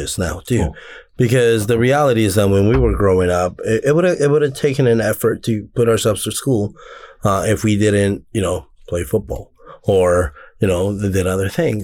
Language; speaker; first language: English; native; English